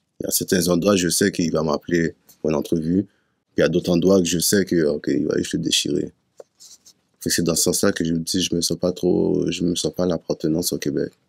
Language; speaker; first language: French; early bilingual, other home language; Haitian Creole